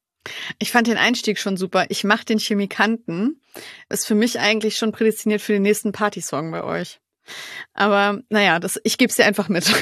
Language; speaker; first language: German; native; German